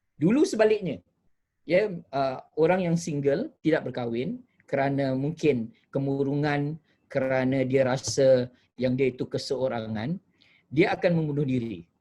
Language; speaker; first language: Malay; native; Malay